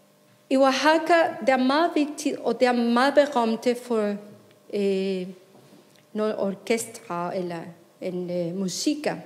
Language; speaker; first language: Danish; non-native, fluent; Spanish